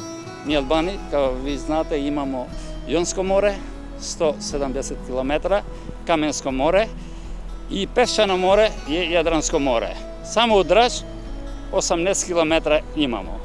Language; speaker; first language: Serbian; non-native, learner; Albanian